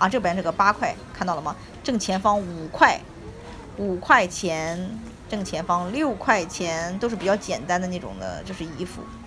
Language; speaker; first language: Chinese; native; Chinese